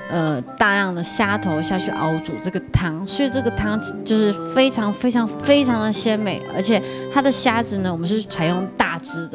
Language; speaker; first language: Chinese; native; Chinese